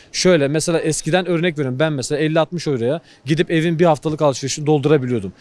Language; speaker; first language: Turkish; native; Turkish